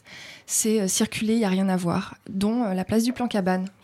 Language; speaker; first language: French; native; French